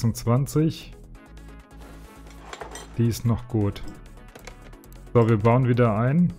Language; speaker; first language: German; native; German